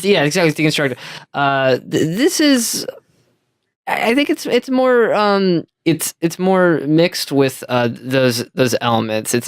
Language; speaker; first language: English; native; English